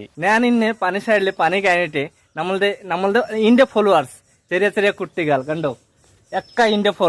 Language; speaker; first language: Malayalam; non-native, local second language; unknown